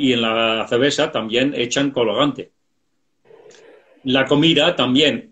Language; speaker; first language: Spanish; non-native, fluent; Dutch